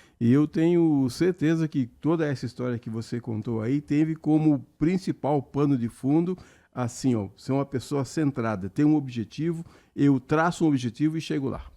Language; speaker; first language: Portuguese; native; Portuguese